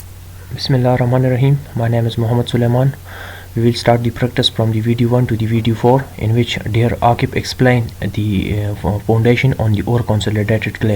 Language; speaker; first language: English; non-native, local second language; Urdu